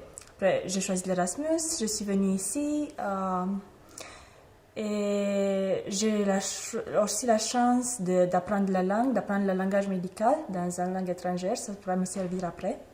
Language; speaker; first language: French; non-native, fluent; Romanian